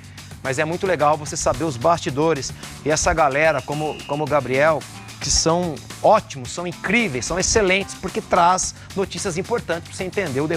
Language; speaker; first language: Portuguese; native; Portuguese